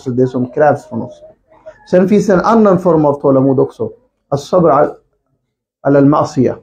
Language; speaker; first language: Swedish; non-native, local second language; Urdu